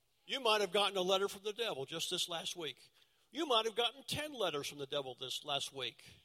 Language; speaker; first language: English; native; English